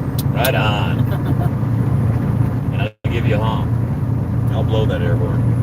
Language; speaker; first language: English; native; English